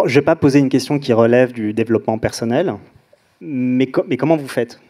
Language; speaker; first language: French; native; French